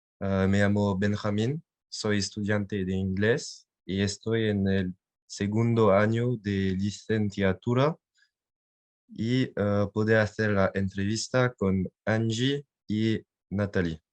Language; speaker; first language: Spanish; non-native, learner; French